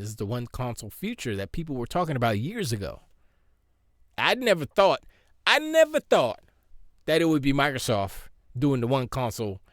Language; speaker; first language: English; native; English